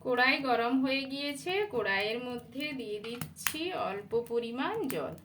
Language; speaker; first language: Bangla; native; Bangla